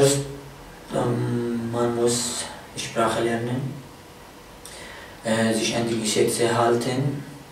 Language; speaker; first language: German; non-native, fluent; Arabic